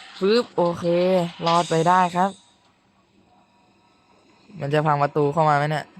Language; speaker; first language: Thai; native; Thai